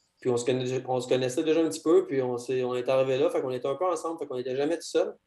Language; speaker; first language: French; native; French